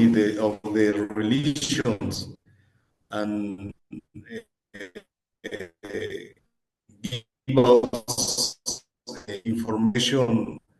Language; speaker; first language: English; non-native, learner; Spanish